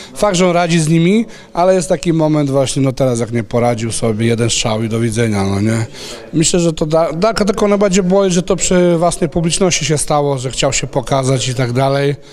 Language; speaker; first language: Polish; non-native, fluent; Serbian